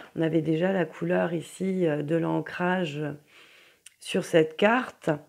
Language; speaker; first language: French; native; French